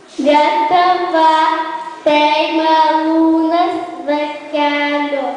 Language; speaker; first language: Lithuanian; early bilingual, heritage; Lithuanian